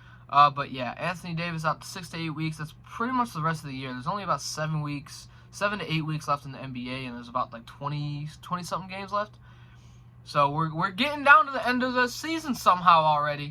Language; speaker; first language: English; native; English